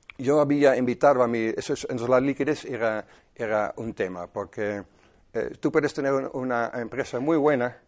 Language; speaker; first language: Spanish; non-native, fluent; Dutch